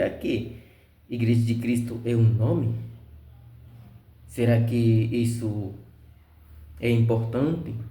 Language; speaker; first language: Portuguese; non-native, fluent; Spanish